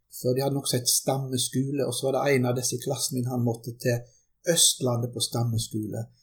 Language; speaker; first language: Norwegian; early bilingual, other home language; German